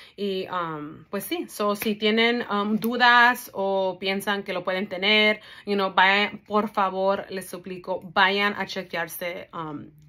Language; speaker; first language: Spanish; early bilingual, heritage; Spanish